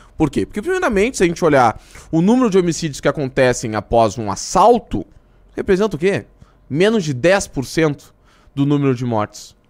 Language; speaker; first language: Portuguese; native; Portuguese